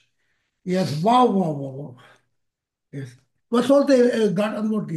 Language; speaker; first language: German; non-native, learner; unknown